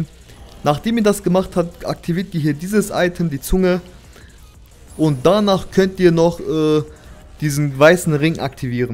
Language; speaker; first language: German; native; German